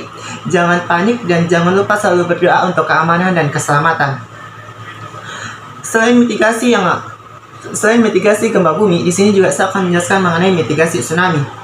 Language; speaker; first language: Indonesian; native; Indonesian